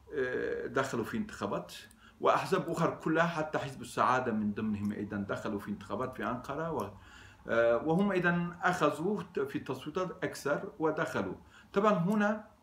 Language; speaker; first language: Arabic; non-native, fluent; Turkish